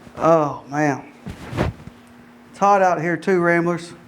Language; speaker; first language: English; native; English